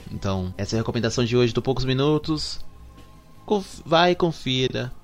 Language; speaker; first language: Portuguese; native; Portuguese